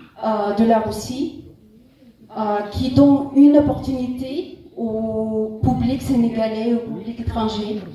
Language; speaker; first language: French; non-native, fluent; Russian